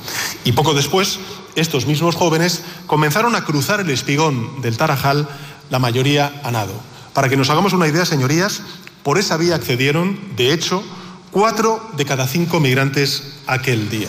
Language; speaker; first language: Spanish; native; Spanish